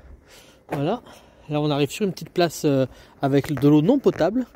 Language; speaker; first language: French; native; French